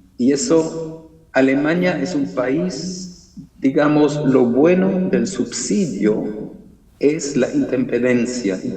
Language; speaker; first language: Spanish; early bilingual, heritage; German